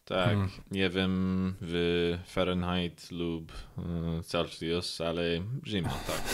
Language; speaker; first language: Polish; non-native, learner; English